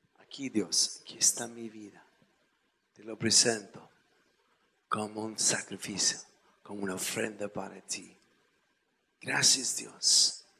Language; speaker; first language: Spanish; non-native, fluent; English